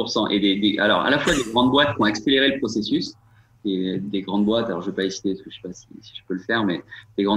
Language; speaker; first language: French; native; French